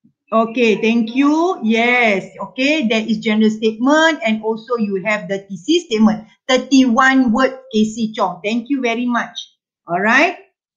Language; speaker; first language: English; non-native, local second language; Malay